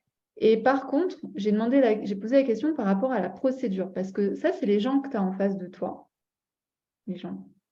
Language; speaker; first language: French; native; French